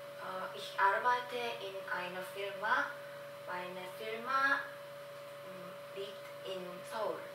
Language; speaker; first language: German; non-native, learner; Korean